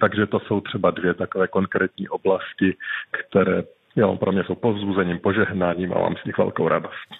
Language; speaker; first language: Czech; native; Czech